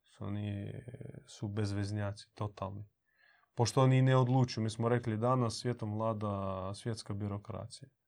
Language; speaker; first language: Croatian; native; Croatian